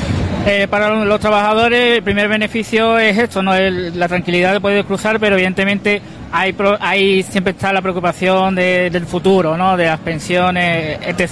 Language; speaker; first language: Spanish; native; Spanish